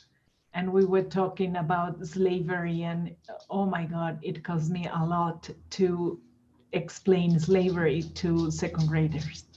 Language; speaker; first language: English; non-native, fluent; Spanish